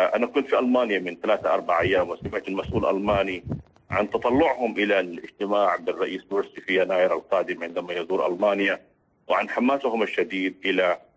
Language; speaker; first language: Arabic; native; Arabic